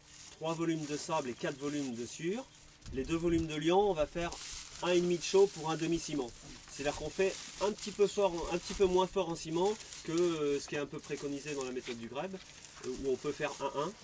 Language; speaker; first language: French; native; French